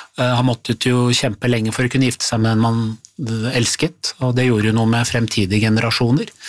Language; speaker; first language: Norwegian; early bilingual, other home language; Persian